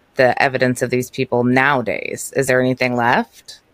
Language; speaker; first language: English; early bilingual, other home language; Norwegian